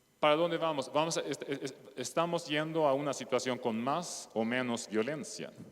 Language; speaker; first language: Spanish; non-native, fluent; Swedish